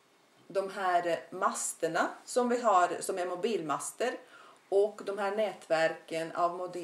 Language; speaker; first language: Swedish; non-native, fluent; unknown